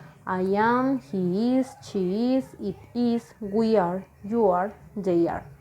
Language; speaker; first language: English; non-native, fluent; Spanish